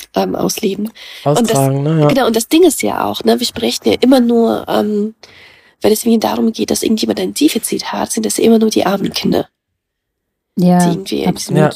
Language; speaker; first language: German; early bilingual, other home language; Russian